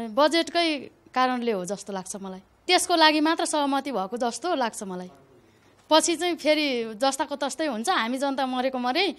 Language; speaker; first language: Nepali; native; Nepali